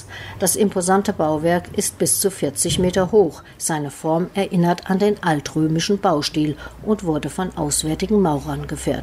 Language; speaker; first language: German; native; German